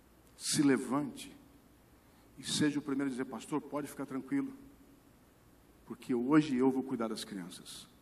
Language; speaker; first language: Portuguese; native; Portuguese